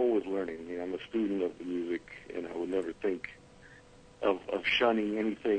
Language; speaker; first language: English; native; English